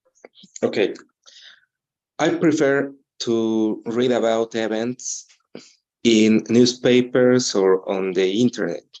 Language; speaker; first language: English; non-native, learner; Spanish